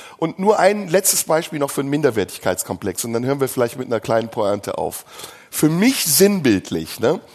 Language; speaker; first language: German; early bilingual, other home language; Turkish